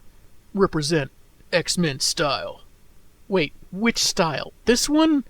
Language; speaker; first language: English; native; English